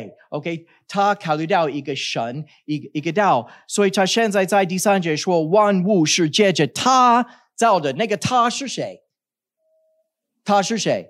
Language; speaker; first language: Chinese; non-native, fluent; English